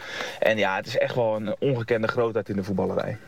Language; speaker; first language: Dutch; native; Dutch